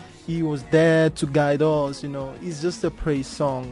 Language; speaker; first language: English; non-native, local second language; Yoruba